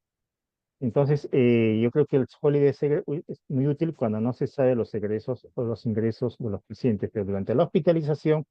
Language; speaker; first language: Spanish; native; Spanish